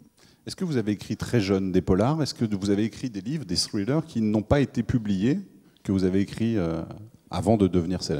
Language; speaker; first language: French; native; French